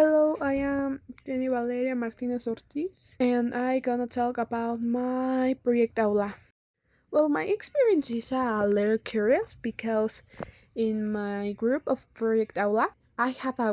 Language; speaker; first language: English; non-native, learner; Spanish